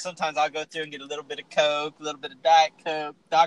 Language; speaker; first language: English; native; English